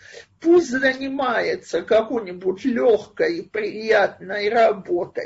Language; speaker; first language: Russian; native; Russian